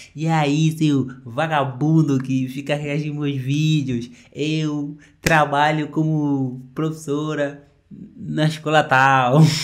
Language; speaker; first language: Portuguese; native; Portuguese